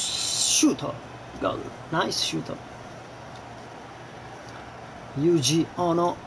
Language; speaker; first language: Japanese; non-native, learner; Italian